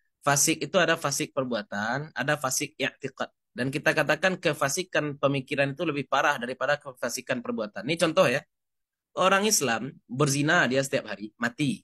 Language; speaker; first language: Indonesian; non-native, local second language; Minangkabau